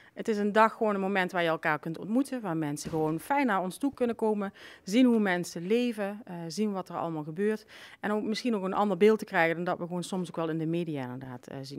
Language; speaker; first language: Dutch; native; Dutch